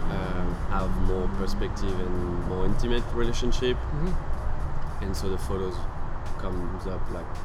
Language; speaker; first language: English; non-native, fluent; French